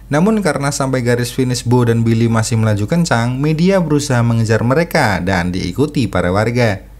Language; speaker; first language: Indonesian; native; Indonesian